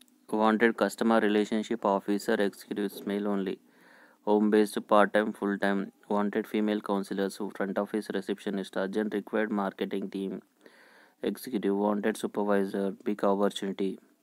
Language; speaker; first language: English; non-native, local second language; Telugu